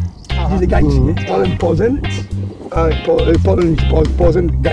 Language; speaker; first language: German; non-native, learner; Polish